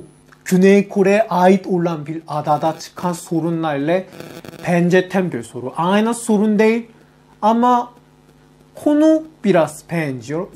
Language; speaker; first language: Turkish; non-native, learner; Korean